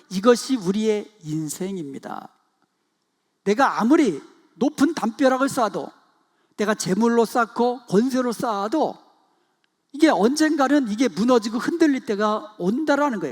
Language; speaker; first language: Korean; native; Korean